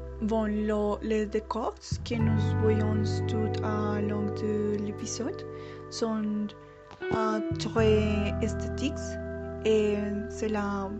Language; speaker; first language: French; non-native, learner; Spanish